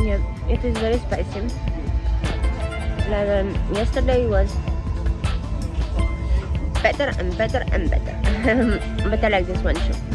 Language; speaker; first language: English; non-native, fluent; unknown